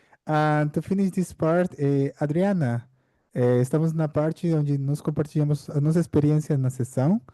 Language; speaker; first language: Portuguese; non-native, fluent; Spanish